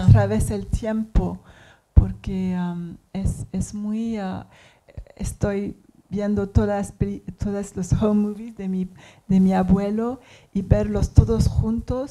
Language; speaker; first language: Spanish; non-native, learner; English